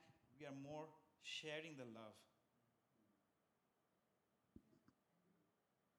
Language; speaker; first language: English; non-native, local second language; Bangla